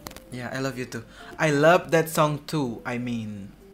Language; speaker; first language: English; non-native, learner; Indonesian